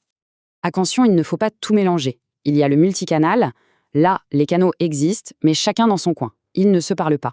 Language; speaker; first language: French; native; French